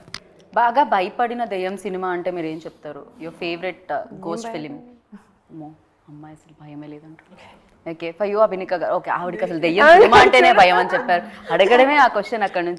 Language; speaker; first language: Telugu; native; Telugu